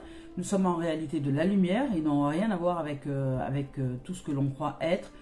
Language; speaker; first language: French; native; French